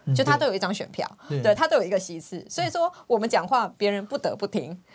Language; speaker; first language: Chinese; native; Chinese